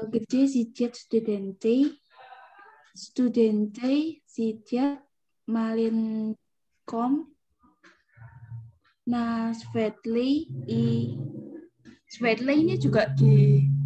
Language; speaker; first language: Russian; non-native, learner; Indonesian